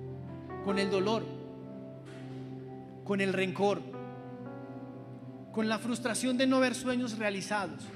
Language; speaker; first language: Spanish; native; Spanish